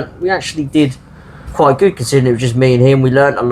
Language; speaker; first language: English; native; English